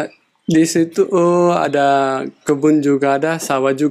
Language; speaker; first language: Indonesian; non-native, fluent; Pashto